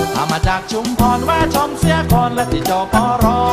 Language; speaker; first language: Thai; native; Thai